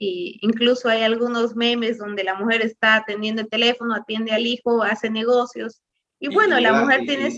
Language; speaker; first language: Spanish; native; Spanish